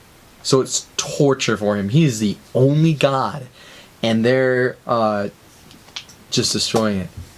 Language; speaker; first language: English; native; English